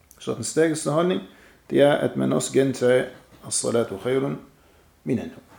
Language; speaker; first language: Danish; non-native, fluent; Arabic